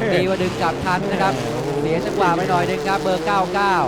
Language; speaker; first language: Thai; native; Thai